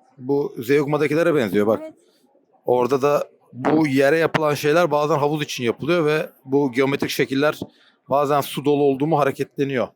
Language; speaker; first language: Turkish; native; Turkish